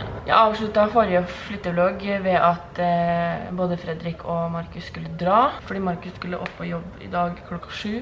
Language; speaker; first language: Norwegian; native; Norwegian